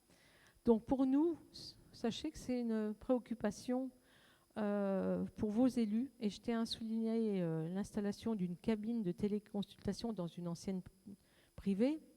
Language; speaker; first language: French; native; French